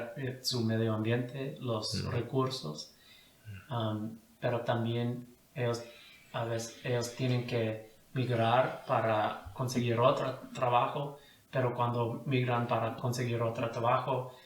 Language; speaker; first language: Spanish; non-native, fluent; English